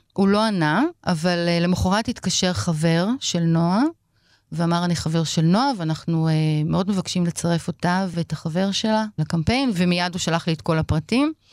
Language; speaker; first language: Hebrew; native; Hebrew